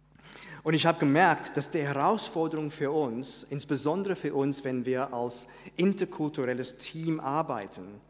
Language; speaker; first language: German; non-native, fluent; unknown